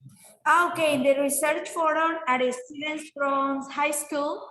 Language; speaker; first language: English; non-native, fluent; Spanish